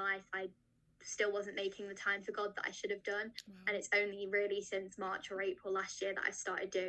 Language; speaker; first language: English; native; English